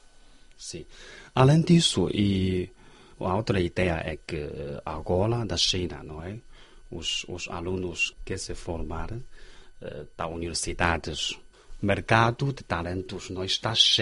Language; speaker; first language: Portuguese; non-native, fluent; Chinese